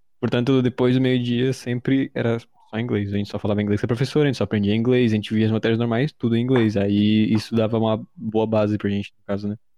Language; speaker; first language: Portuguese; early bilingual, heritage; Portuguese